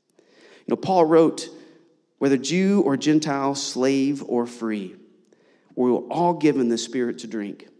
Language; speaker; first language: English; native; English